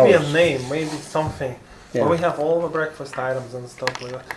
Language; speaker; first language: English; non-native, fluent; Lithuanian